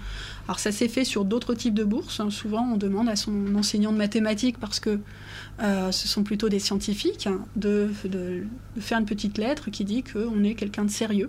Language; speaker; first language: French; native; French